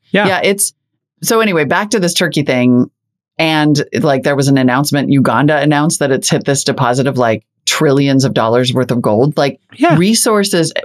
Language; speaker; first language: English; native; English